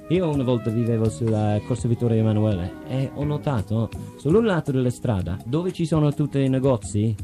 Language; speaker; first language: Italian; non-native, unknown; English